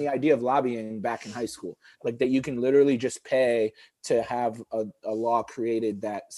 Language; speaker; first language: English; early bilingual, other home language; Arabic